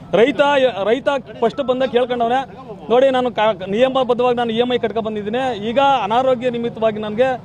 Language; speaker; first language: Kannada; native; Kannada